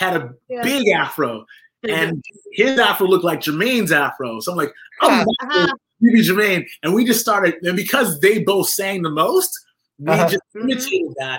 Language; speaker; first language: English; native; English